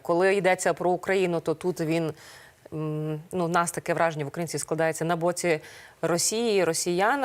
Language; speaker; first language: Ukrainian; native; Ukrainian